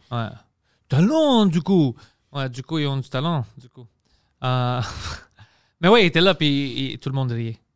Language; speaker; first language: French; non-native, fluent; Greek